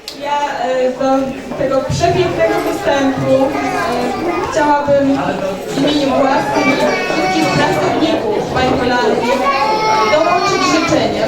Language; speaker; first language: Polish; native; Polish